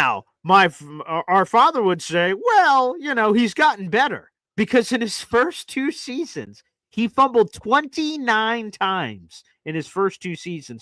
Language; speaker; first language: English; native; English